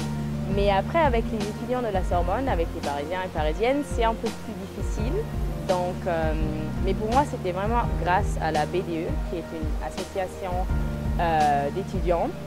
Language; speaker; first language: French; non-native, fluent; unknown